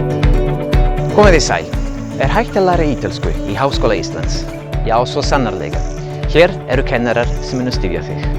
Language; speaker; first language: Icelandic; non-native, fluent; Italian